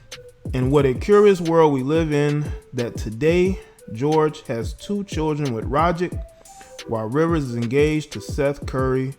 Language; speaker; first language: English; native; English